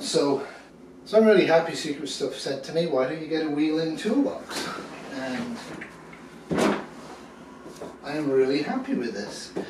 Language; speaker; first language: English; native; English